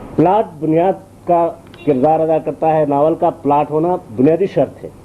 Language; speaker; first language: Urdu; non-native, local second language; Shina